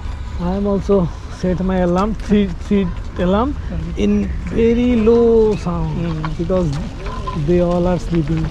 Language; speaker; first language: English; non-native, local second language; Bangla